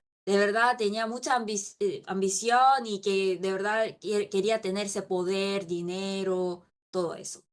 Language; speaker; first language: Spanish; non-native, local second language; Korean